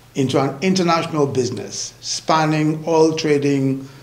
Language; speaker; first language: English; non-native, local second language; Yoruba